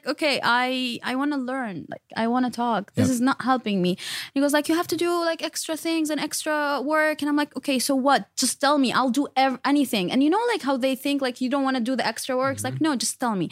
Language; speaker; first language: English; non-native, fluent; Arabic